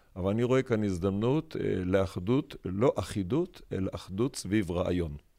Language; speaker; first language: Hebrew; native; Hebrew